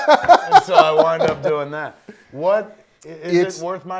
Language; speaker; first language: English; native; English